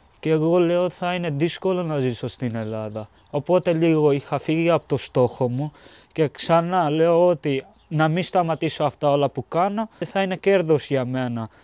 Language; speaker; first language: Greek; non-native, fluent; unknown